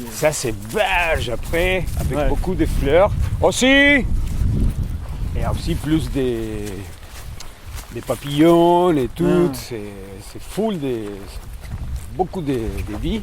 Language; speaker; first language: French; non-native, fluent; Spanish